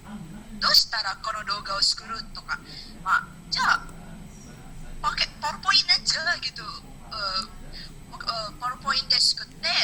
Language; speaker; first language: Japanese; non-native, learner; Indonesian